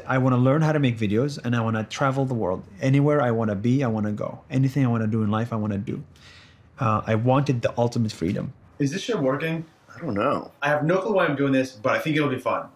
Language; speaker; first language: English; non-native, fluent; Arabic